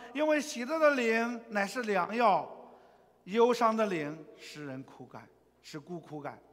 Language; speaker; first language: Chinese; native; Chinese